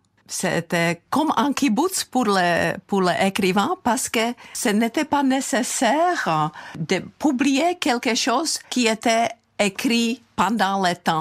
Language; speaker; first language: French; non-native, fluent; Czech